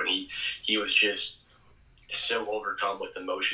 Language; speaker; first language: English; native; English